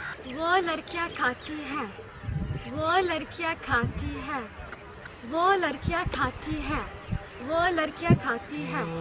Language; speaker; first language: Hindi; non-native, learner; Arabic